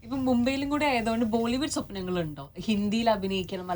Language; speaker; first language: Malayalam; native; Malayalam